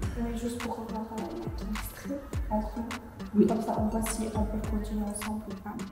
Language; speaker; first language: French; non-native, learner; Arabic